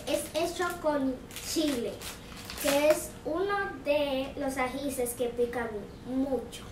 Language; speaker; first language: Spanish; early bilingual, other home language; Haitian Creole